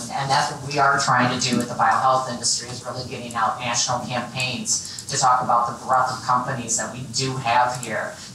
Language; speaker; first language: English; native; English